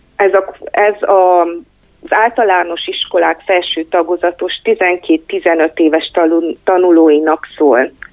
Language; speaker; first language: Hungarian; native; Hungarian